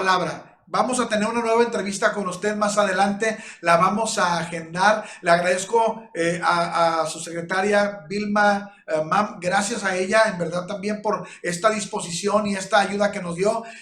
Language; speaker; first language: Spanish; native; Spanish